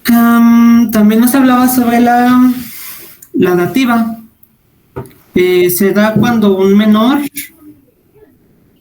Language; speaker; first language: Spanish; native; Spanish